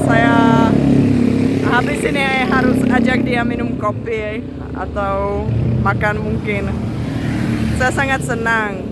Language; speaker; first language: Indonesian; non-native, fluent; Czech